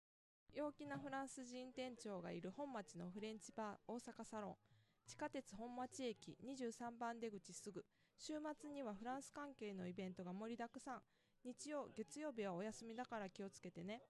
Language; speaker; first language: Japanese; native; Japanese